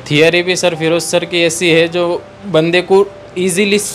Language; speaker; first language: Hindi; non-native, local second language; Gujarati